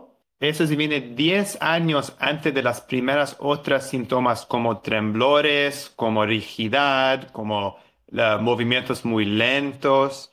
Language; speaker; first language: Spanish; non-native, fluent; English